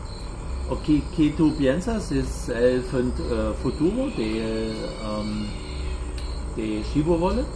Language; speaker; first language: Spanish; non-native, learner; German